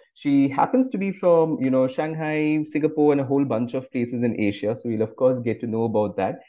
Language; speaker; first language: English; non-native, local second language; Bangla